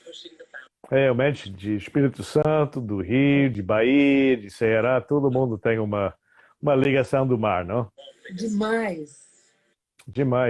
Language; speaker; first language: Portuguese; non-native, fluent; English